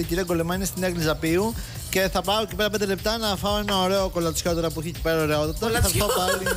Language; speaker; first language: Greek; native; Greek